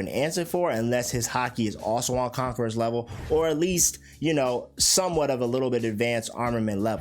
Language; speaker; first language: English; native; English